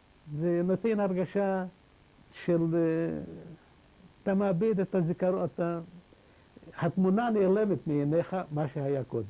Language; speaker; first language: Hebrew; non-native, fluent; Yiddish